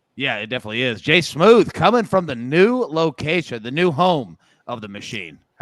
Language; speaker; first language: English; native; English